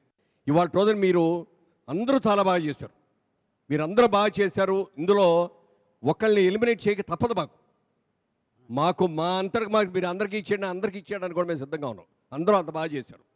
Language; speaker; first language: Telugu; native; Telugu